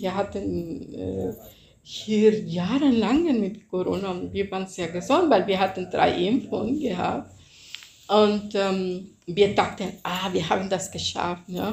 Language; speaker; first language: German; non-native, fluent; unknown